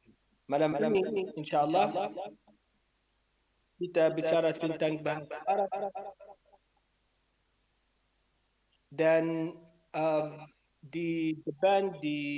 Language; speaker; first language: Indonesian; non-native, learner; Arabic